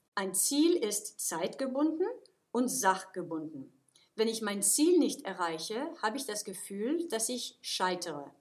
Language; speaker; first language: German; non-native, fluent; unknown